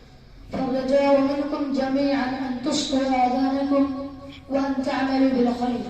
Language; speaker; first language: Arabic; non-native, fluent; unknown